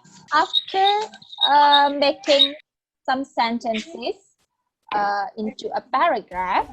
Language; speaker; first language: English; non-native, fluent; Indonesian